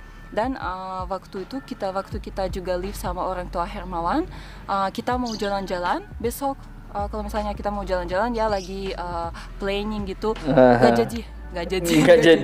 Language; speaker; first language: Indonesian; non-native, fluent; Russian